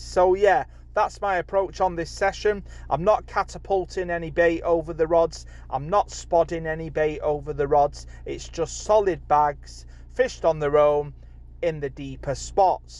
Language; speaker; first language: English; native; English